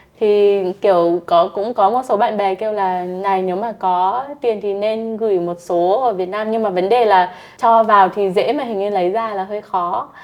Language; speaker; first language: Vietnamese; native; Vietnamese